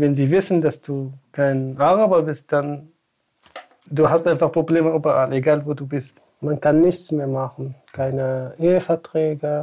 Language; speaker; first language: German; non-native, fluent; Tamasheq